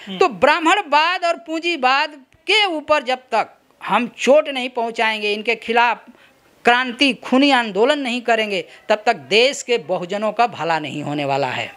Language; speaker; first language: Hindi; native; Hindi